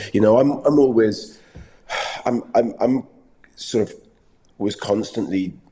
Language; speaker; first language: English; native; English